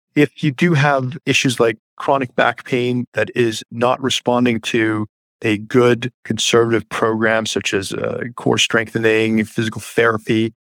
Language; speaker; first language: English; early bilingual, other home language; Persian